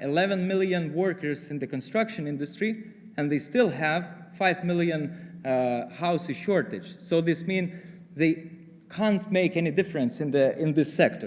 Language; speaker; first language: English; non-native, fluent; Lithuanian